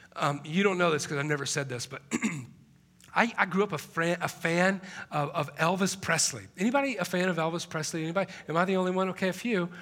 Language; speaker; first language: English; native; English